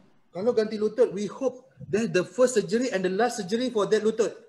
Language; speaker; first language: English; non-native, local second language; Malay